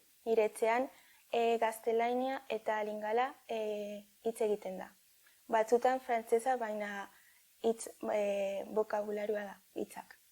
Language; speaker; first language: Basque; non-native, local second language; Spanish